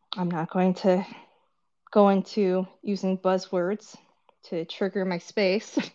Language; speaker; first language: English; early bilingual, other home language; Korean